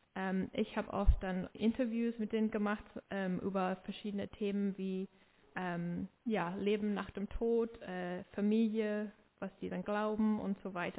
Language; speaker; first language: German; non-native, fluent; English